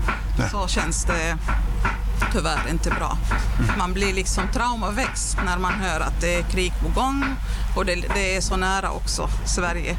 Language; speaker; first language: Swedish; non-native, fluent; Arabic